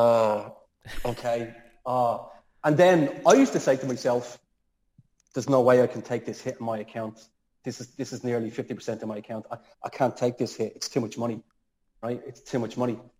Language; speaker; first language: English; native; English